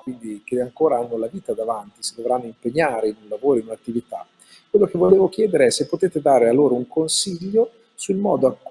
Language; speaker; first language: Italian; native; Italian